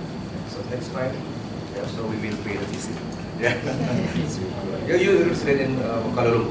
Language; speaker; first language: English; non-native, learner; Indonesian